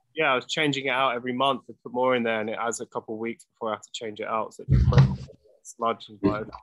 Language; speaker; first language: English; native; English